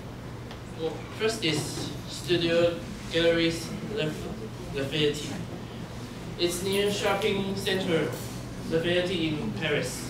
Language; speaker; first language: English; non-native, learner; Chinese